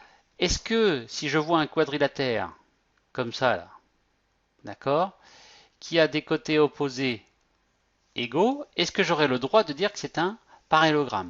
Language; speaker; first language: French; native; French